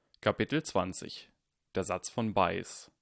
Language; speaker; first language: German; native; German